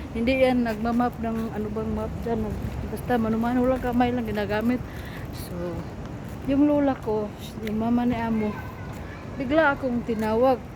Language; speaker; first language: Filipino; non-native, local second language; Cebuano